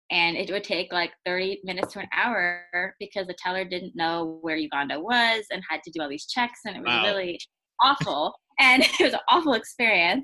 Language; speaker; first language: English; native; English